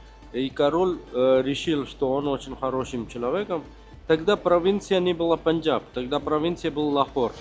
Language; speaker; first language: Russian; non-native, fluent; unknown